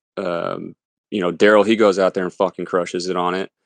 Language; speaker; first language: English; native; English